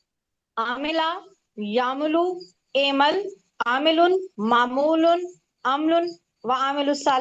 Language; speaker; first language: Arabic; non-native, learner; Urdu